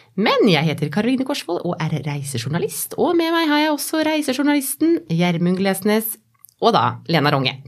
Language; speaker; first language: Norwegian; native; Norwegian